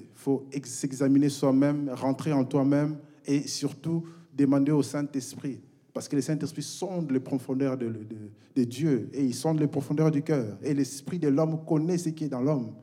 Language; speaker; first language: French; non-native, local second language; Lingala